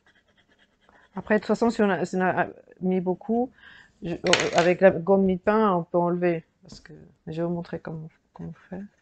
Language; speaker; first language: French; native; French